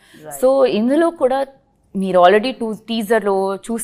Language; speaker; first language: Telugu; non-native, learner; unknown